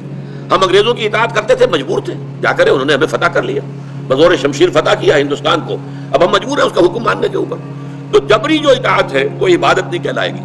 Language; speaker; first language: Urdu; native; Urdu